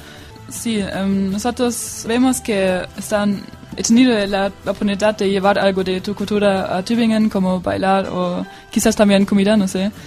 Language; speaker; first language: Spanish; non-native, learner; German